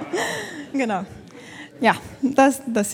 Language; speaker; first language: German; non-native, learner; Slovenian